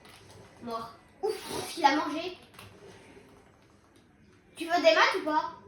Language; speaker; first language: French; native; French